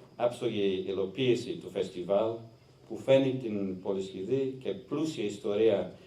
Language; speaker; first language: Greek; non-native, learner; English